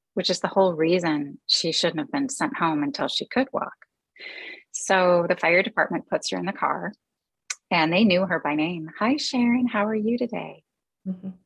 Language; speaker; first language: English; native; English